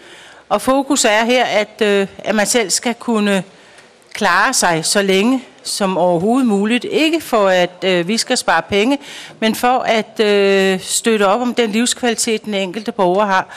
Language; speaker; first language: Danish; native; Danish